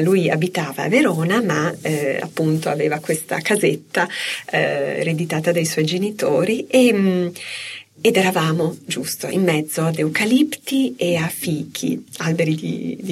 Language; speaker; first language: Italian; native; Italian